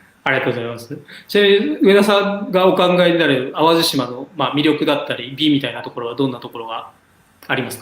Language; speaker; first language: Japanese; native; Japanese